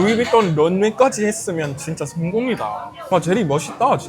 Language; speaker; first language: Korean; non-native, fluent; English